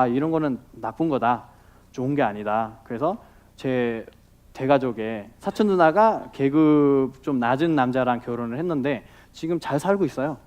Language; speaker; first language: Korean; non-native, fluent; Nepali